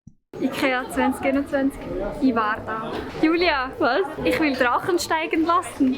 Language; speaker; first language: German; native; German